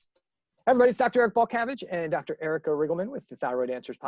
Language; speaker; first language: English; native; English